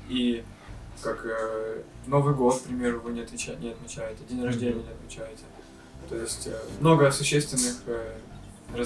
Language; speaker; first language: Russian; native; Russian